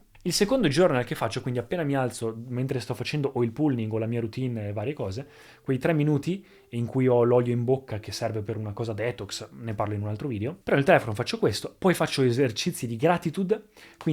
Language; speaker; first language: Italian; native; Italian